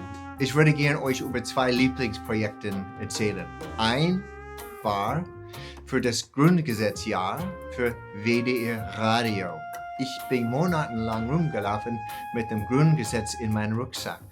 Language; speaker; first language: German; non-native, fluent; English